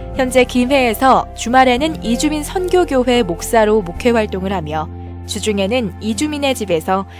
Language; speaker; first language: Korean; native; Korean